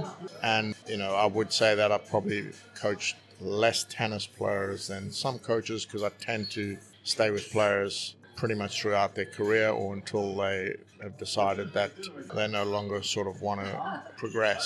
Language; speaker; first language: English; native; English